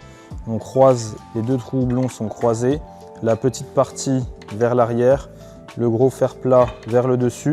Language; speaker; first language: French; native; French